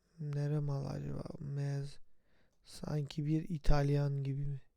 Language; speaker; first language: Turkish; native; Turkish